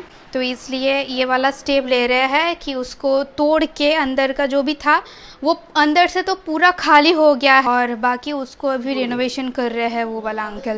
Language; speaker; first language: Hindi; non-native, local second language; Bangla